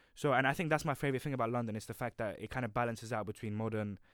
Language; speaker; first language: English; native; English